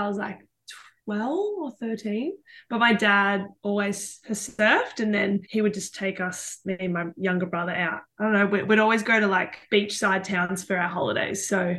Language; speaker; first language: English; native; English